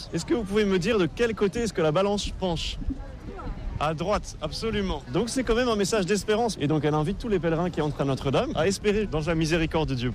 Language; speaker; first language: French; native; French